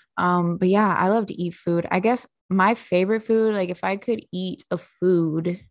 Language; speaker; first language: English; native; English